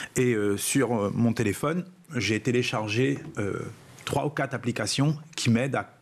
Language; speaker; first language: French; non-native, local second language; Réunion Creole French